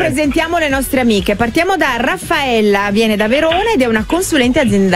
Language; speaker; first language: Italian; native; Italian